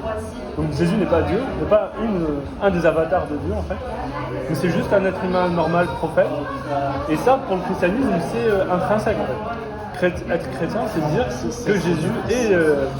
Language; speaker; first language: French; native; French